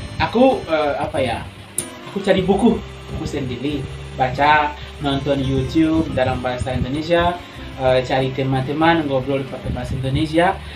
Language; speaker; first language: Indonesian; non-native, fluent; Rundi